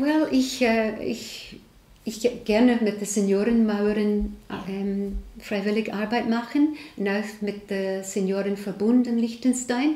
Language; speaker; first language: German; non-native, learner; English